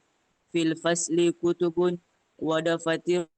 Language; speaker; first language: Arabic; non-native, learner; Indonesian